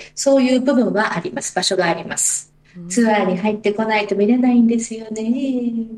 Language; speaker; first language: Japanese; native; Japanese